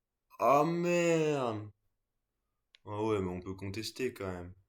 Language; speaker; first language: French; native; French